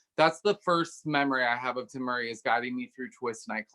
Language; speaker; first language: English; native; English